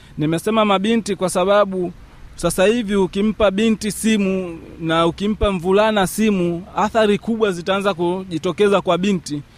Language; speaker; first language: Swahili; native; Swahili